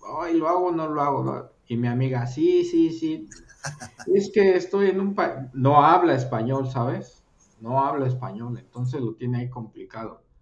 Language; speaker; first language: Spanish; native; Spanish